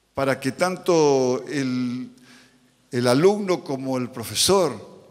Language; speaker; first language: Spanish; native; Spanish